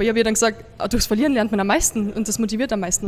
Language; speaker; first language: German; native; German